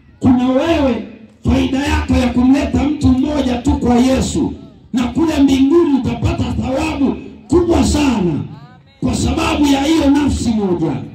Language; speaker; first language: Swahili; native; Swahili